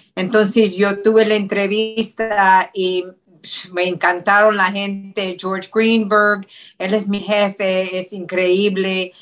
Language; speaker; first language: Spanish; early bilingual, heritage; Spanish